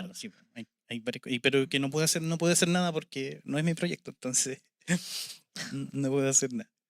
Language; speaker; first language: Spanish; native; Spanish